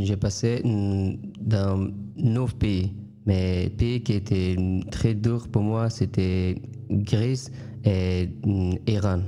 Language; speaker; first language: French; non-native, learner; Persian